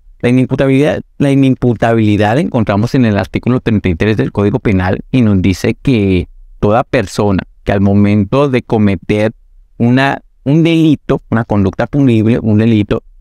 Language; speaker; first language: Spanish; native; Spanish